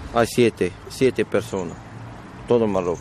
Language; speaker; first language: Spanish; non-native, learner; Arabic